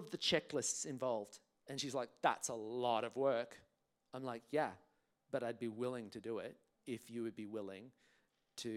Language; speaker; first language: English; native; English